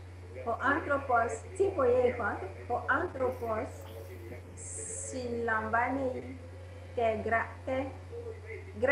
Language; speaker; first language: Greek; non-native, learner; Italian